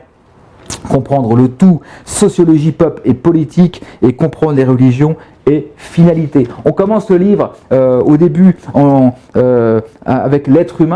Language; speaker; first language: French; native; French